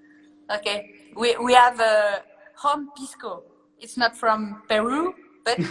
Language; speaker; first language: English; non-native, learner; French